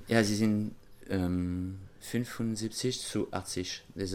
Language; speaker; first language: German; non-native, learner; French